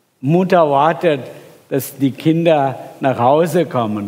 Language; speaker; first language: German; non-native, fluent; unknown